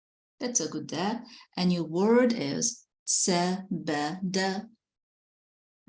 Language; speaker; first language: English; non-native, fluent; Arabic